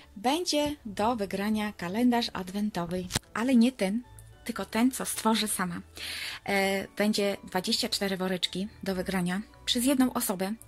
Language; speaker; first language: Polish; non-native, fluent; Ukrainian